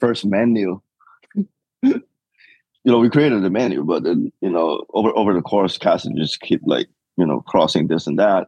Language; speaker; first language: English; non-native, local second language; Cantonese